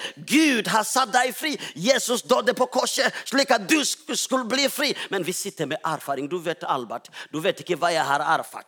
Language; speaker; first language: Swedish; non-native, learner; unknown